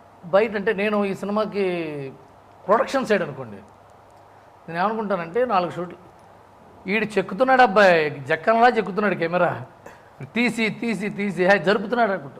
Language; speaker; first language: Telugu; native; Telugu